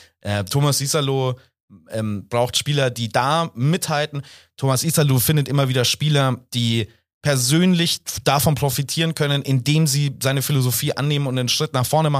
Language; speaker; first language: German; native; German